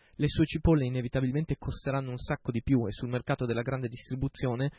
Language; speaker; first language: Italian; native; Italian